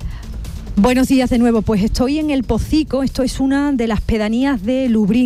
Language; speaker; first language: Spanish; native; Spanish